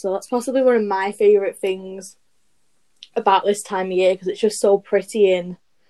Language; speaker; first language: English; native; English